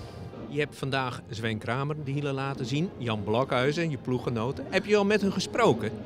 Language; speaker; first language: Dutch; native; Dutch